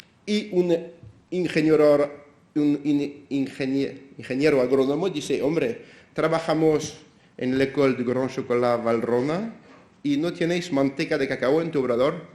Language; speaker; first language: Spanish; non-native, fluent; French